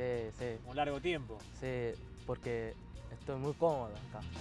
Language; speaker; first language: Spanish; non-native, fluent; Japanese